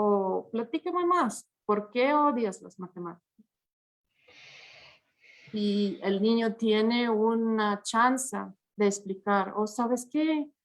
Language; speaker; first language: Spanish; early bilingual, heritage; English